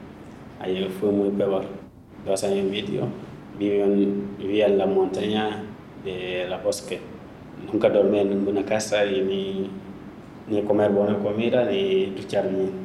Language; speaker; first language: Spanish; non-native, learner; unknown